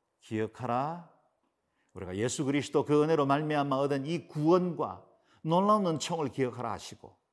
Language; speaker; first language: Korean; native; Korean